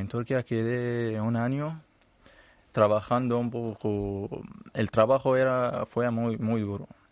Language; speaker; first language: Spanish; non-native, learner; Arabic